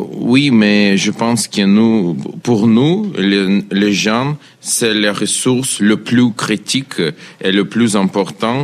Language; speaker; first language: French; non-native, learner; Ukrainian